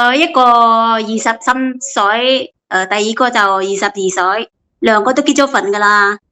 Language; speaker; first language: Cantonese; non-native, fluent; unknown